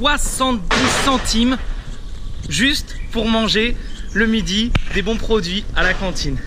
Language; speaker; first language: French; native; French